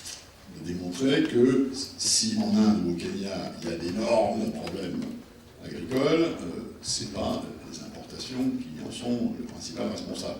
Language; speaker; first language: French; native; French